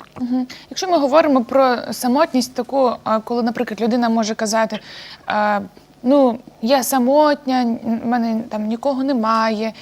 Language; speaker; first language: Ukrainian; native; Ukrainian